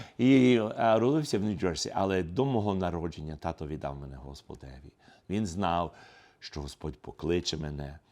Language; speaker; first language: Ukrainian; early bilingual, heritage; Ukrainian